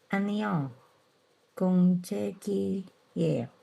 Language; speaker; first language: Korean; non-native, learner; Indonesian